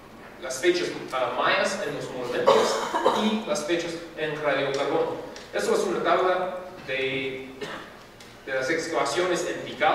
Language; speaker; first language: Spanish; non-native, fluent; English